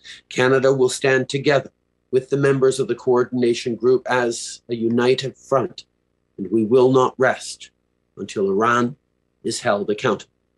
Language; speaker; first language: English; early bilingual, other home language; French